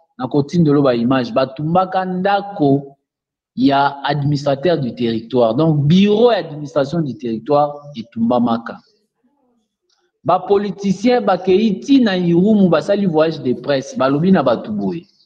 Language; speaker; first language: Lingala; non-native, local second language; Luba-Lulua